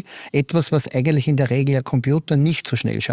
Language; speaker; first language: German; native; German